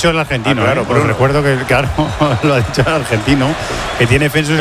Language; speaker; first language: Spanish; native; Spanish